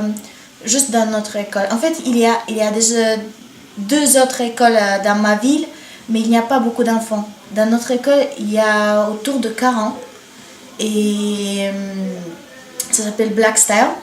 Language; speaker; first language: French; non-native, learner; Bulgarian